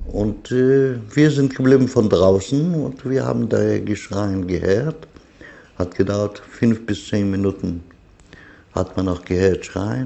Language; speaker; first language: German; non-native, learner; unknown